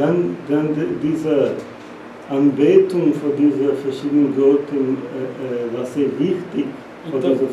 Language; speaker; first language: German; non-native, learner; Portuguese